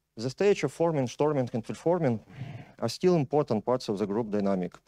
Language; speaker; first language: English; non-native, fluent; Ukrainian